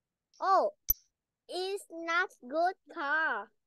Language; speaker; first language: English; non-native, learner; Vietnamese